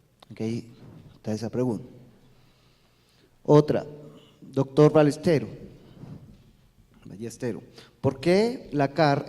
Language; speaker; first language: Spanish; native; Spanish